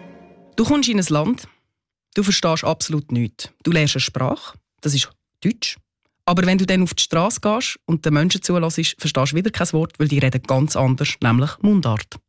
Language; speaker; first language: German; native; German